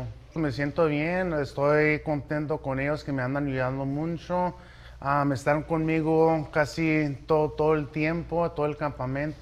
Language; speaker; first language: Spanish; early bilingual, heritage; Spanish